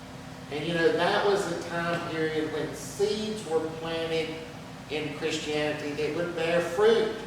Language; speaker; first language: English; native; English